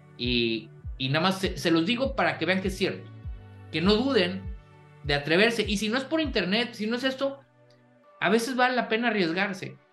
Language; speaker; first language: Spanish; native; Spanish